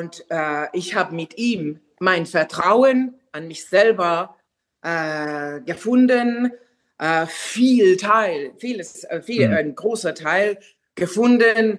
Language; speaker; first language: German; non-native, fluent; Finnish